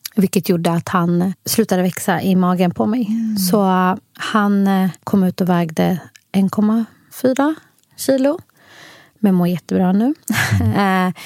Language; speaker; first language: Swedish; early bilingual, other home language; Somali